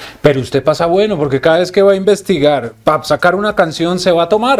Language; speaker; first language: Spanish; native; Spanish